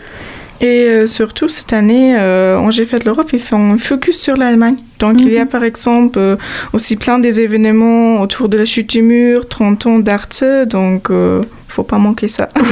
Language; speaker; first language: French; non-native, fluent; German